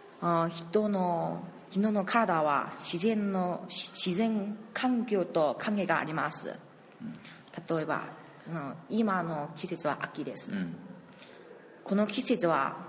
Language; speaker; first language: Japanese; non-native, learner; Chinese